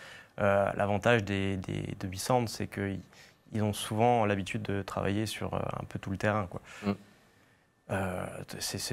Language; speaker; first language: French; native; French